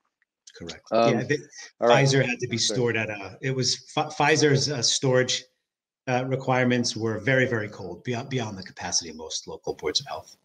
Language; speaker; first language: English; native; English